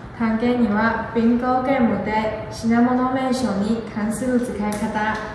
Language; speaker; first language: Japanese; non-native, learner; Chinese